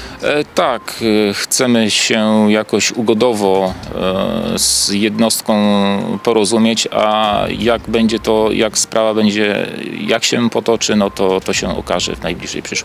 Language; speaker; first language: Polish; native; Polish